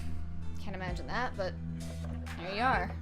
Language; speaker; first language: English; native; English